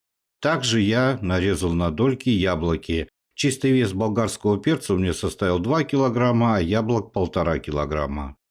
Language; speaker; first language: Russian; native; Russian